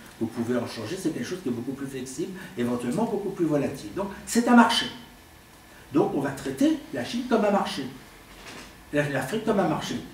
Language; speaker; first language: French; native; French